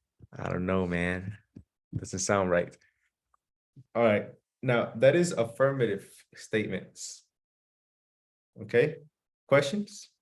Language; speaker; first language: English; early bilingual, other home language; Spanish